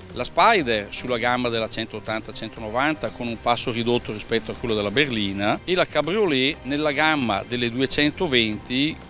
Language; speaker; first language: Italian; native; Italian